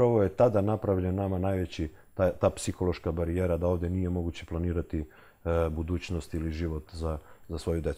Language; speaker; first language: Serbian; native; Serbian